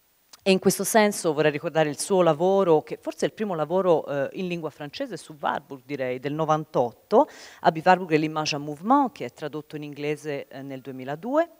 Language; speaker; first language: Italian; native; Italian